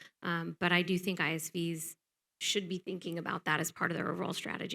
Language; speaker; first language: English; native; English